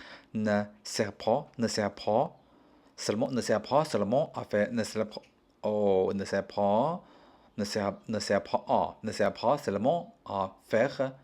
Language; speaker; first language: French; non-native, learner; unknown